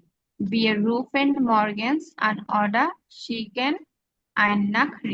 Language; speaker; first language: German; non-native, learner; Bangla